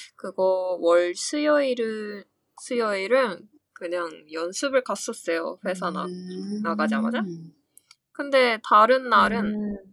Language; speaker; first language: Korean; non-native, fluent; Japanese